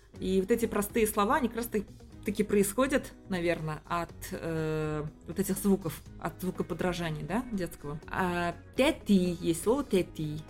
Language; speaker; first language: Russian; non-native, local second language; Tatar